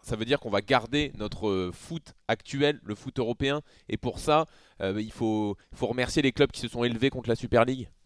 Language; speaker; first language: French; native; French